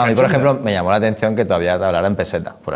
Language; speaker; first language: Spanish; native; Spanish